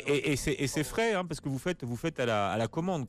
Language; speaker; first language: French; native; French